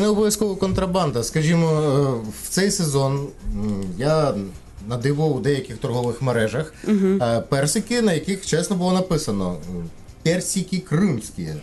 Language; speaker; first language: Ukrainian; native; Ukrainian